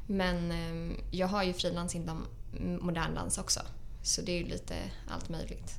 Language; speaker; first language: Swedish; native; Swedish